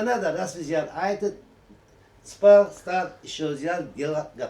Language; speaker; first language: Russian; non-native, fluent; Uzbek